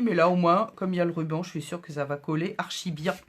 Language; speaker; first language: French; native; French